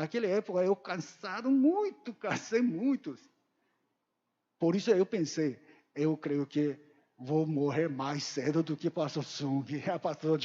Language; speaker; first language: Portuguese; non-native, learner; Korean